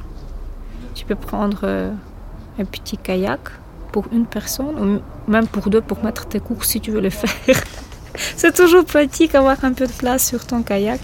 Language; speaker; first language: French; non-native, fluent; Ukrainian